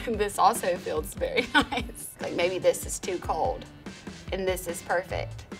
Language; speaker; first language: English; native; English